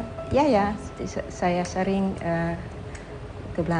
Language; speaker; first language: Indonesian; non-native, learner; Dutch